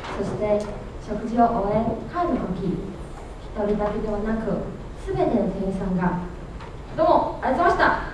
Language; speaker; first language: Japanese; non-native, fluent; Chinese